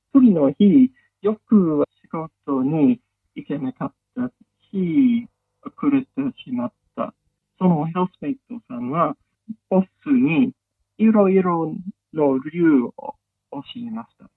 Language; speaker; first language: Japanese; non-native, learner; English